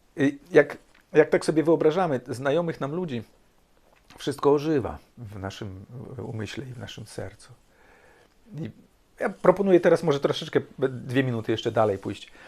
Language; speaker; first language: Polish; early bilingual, heritage; Polish